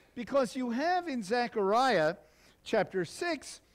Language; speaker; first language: English; native; English